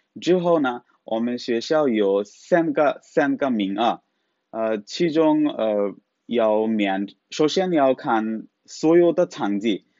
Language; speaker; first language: Chinese; non-native, fluent; Bangla